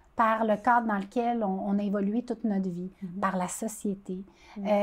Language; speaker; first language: French; native; French